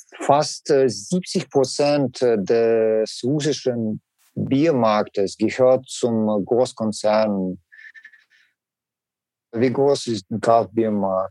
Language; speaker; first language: German; non-native, learner; Russian